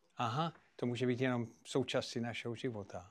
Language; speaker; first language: Czech; non-native, fluent; English